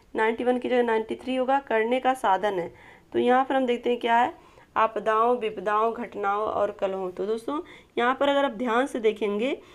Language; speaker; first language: Hindi; native; Hindi